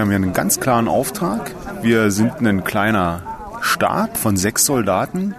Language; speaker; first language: German; native; German